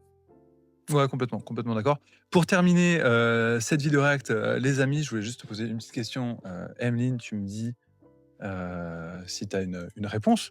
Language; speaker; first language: French; native; French